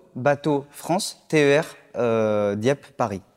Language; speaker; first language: French; native; French